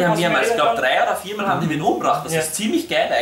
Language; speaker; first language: German; native; German